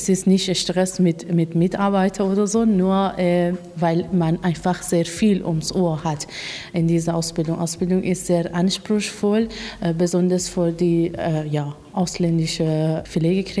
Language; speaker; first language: German; non-native, fluent; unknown